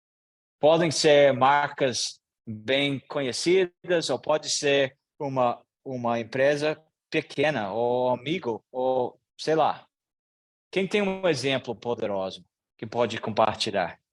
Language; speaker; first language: Portuguese; non-native, learner; English